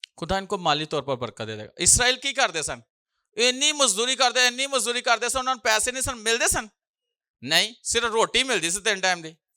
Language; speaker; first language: Urdu; non-native, local second language; Punjabi